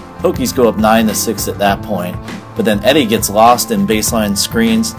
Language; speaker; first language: English; native; English